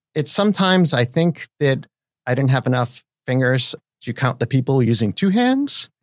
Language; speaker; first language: English; native; English